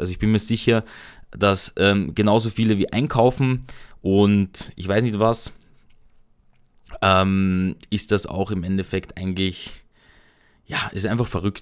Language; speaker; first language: German; native; German